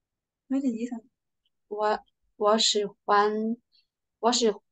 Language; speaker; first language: Chinese; non-native, learner; Burmese